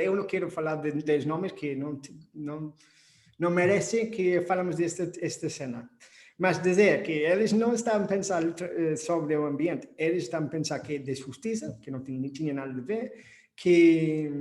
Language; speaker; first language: Portuguese; non-native, fluent; English